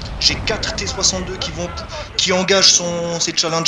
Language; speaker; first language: French; native; French